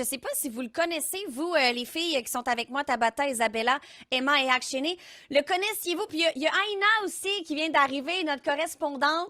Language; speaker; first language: French; native; French